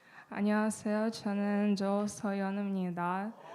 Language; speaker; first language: Korean; non-native, learner; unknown